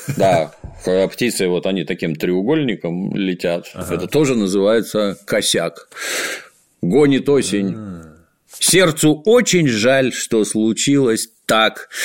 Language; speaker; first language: Russian; native; Russian